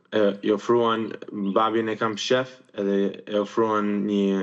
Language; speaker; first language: Albanian; early bilingual, heritage; Albanian